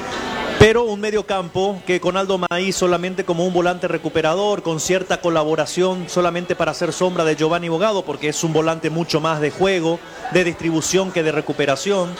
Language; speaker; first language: Spanish; native; Spanish